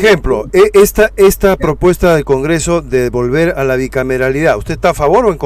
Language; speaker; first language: Spanish; native; Spanish